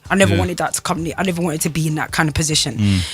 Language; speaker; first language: English; native; English